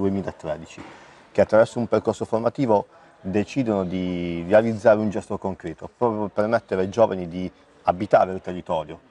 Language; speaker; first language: Italian; native; Italian